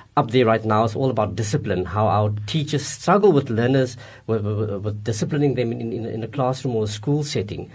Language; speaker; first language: English; non-native, local second language; Afrikaans